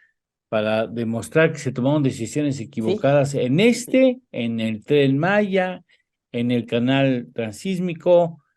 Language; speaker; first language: Spanish; native; Spanish